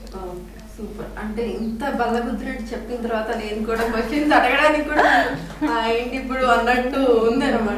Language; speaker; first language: Telugu; native; Telugu